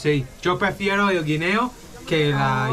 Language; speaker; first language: Spanish; non-native, learner; English